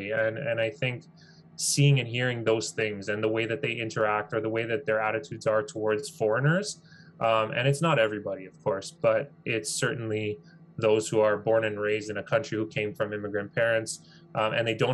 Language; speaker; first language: English; native; English